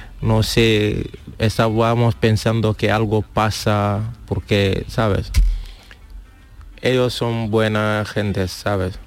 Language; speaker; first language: Spanish; non-native, learner; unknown